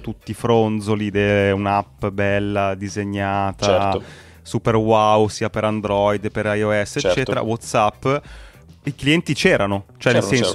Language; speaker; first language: Italian; native; Italian